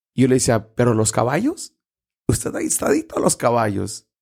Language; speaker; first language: Spanish; early bilingual, heritage; Spanish